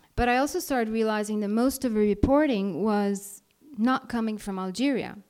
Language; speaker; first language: English; non-native, fluent; Italian